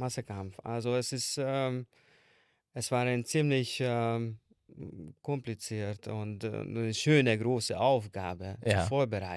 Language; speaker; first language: German; non-native, learner; Hungarian